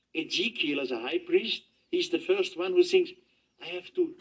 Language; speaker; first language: English; non-native, fluent; German